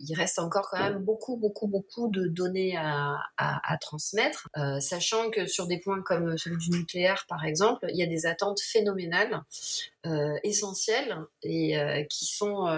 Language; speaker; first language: French; native; French